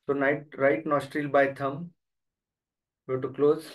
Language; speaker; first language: English; non-native, local second language; Marathi